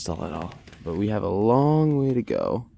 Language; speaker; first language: English; native; English